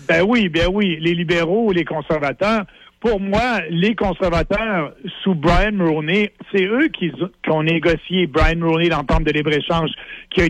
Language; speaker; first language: French; native; French